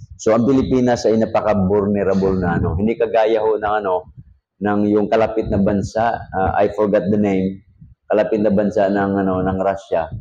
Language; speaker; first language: Filipino; native; Filipino